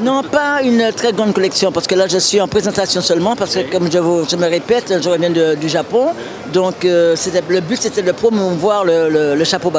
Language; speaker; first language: French; native; French